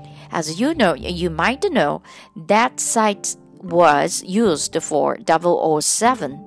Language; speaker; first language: English; non-native, fluent; Japanese